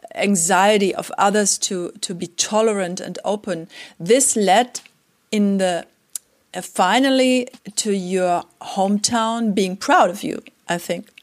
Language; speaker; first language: English; non-native, fluent; German